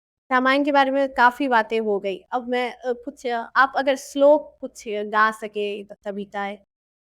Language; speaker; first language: Hindi; native; Hindi